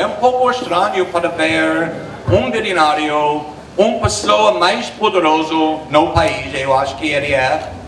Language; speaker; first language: Portuguese; non-native, fluent; English